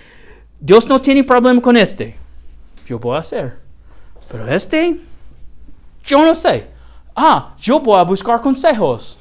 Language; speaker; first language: Spanish; non-native, learner; English